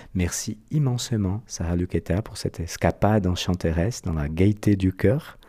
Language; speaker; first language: French; non-native, fluent; Portuguese